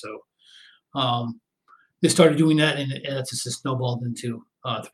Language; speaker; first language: English; native; English